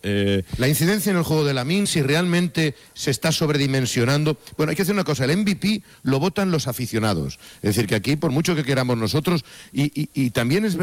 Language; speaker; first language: Spanish; native; Spanish